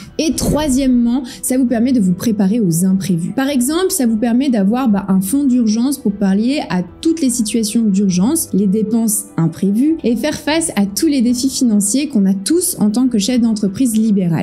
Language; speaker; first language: French; native; French